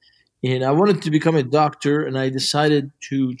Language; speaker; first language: English; non-native, fluent; Arabic